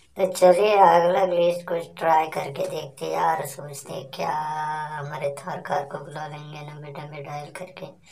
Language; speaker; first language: Hindi; non-native, local second language; Marathi